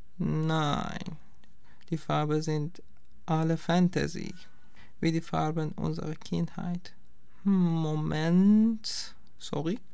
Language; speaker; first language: German; non-native, fluent; Persian